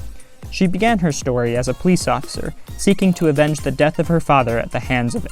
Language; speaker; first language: English; native; English